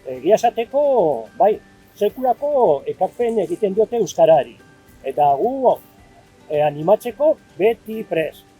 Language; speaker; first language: Basque; non-native, local second language; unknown